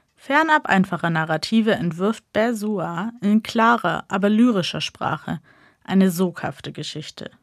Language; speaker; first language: German; native; German